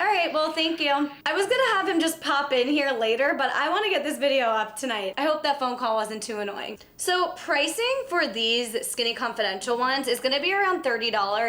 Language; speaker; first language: English; native; English